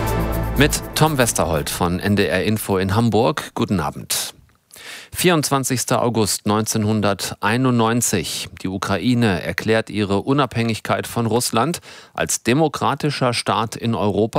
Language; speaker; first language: German; native; German